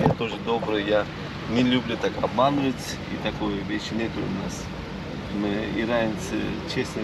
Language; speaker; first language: Russian; non-native, local second language; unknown